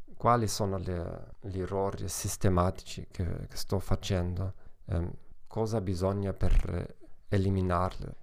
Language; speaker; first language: Italian; non-native, learner; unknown